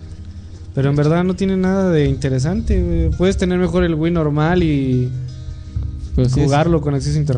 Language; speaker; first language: Spanish; native; Spanish